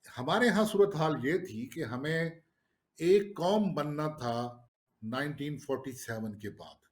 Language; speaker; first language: Urdu; non-native, local second language; Saraiki